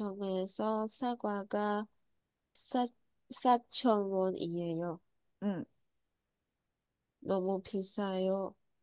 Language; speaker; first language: Korean; non-native, learner; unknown